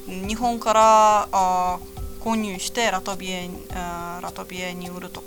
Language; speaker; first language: Japanese; non-native, fluent; Latvian